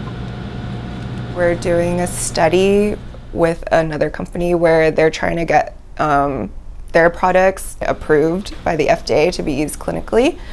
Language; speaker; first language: English; native; English